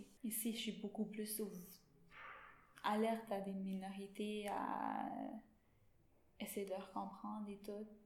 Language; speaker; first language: French; non-native, local second language; English